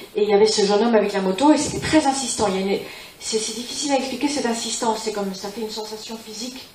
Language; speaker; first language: French; non-native, fluent; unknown